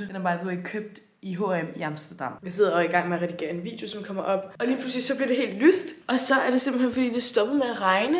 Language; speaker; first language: Danish; native; Danish